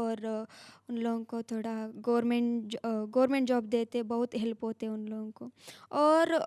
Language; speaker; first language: Hindi; non-native, local second language; Kannada